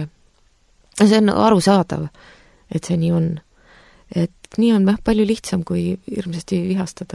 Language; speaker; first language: Estonian; native; Estonian